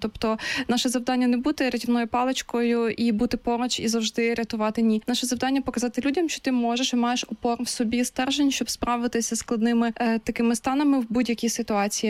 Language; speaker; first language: Ukrainian; native; Ukrainian